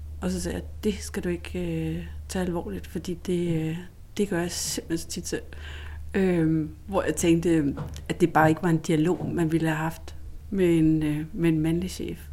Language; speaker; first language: Danish; native; Danish